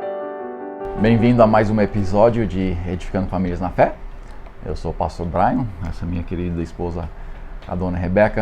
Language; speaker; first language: Portuguese; non-native, fluent; English